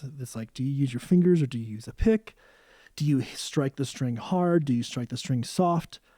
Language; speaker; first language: English; native; English